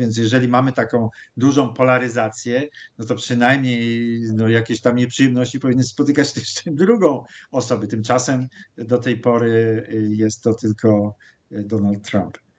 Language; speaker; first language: Polish; native; Polish